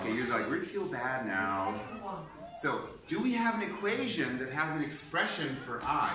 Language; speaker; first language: English; native; English